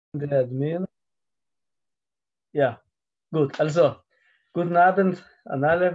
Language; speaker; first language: German; non-native, fluent; Russian